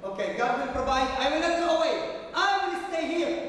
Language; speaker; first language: English; non-native, local second language; Filipino